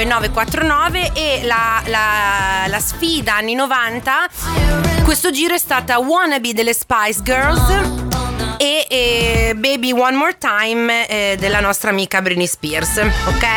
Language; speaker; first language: Italian; native; Italian